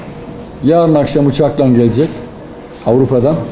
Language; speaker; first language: Turkish; native; Turkish